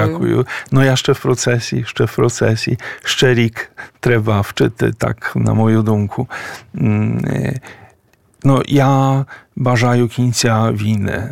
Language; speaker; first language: Ukrainian; non-native, fluent; Polish